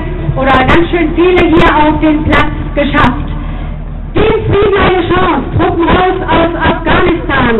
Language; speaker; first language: German; native; German